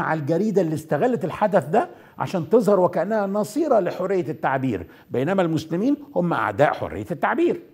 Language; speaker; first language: Arabic; native; Arabic